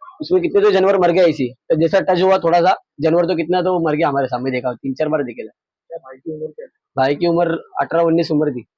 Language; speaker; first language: Hindi; non-native, local second language; Marathi